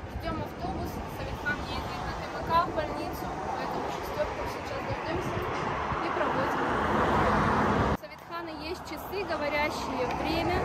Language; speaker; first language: Russian; native; Russian